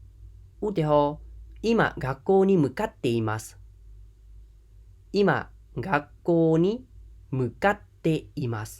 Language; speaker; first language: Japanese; non-native, fluent; Khmer